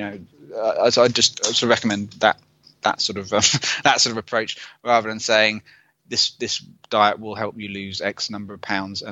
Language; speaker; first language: English; native; English